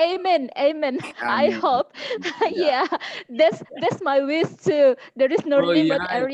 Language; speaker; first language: English; non-native, fluent; Indonesian